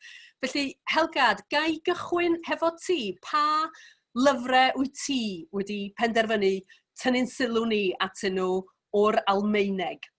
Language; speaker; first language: Welsh; native; Welsh